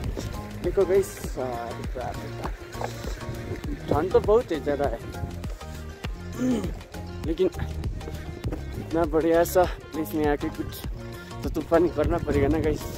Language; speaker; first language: Hindi; non-native, local second language; Nepali